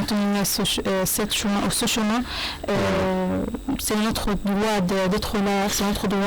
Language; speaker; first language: French; non-native, learner; Arabic